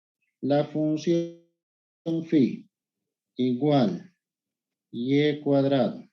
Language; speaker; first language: Spanish; native; Spanish